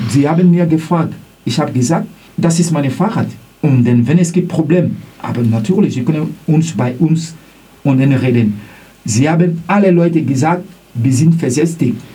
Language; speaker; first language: German; non-native, learner; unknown